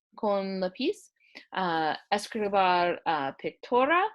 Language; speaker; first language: Spanish; non-native, learner; English